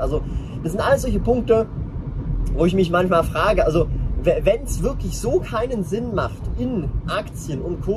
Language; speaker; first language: German; native; German